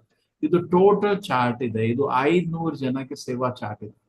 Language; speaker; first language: Kannada; non-native, learner; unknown